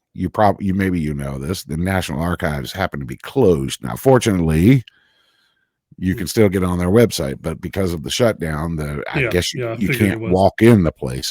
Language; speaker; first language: English; native; English